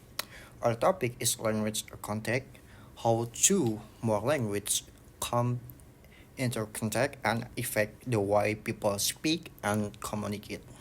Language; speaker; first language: English; non-native, learner; Indonesian